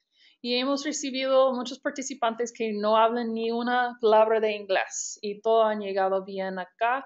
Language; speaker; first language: Spanish; non-native, fluent; English